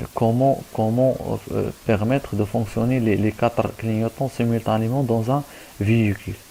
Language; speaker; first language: French; non-native, local second language; Arabic